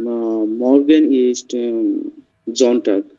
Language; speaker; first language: German; non-native, learner; Bangla